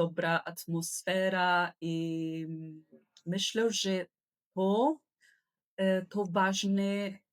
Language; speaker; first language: Polish; non-native, learner; Italian